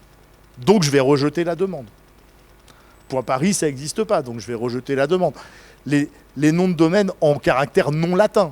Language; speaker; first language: French; native; French